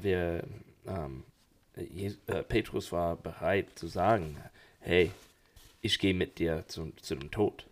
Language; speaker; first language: German; non-native, fluent; English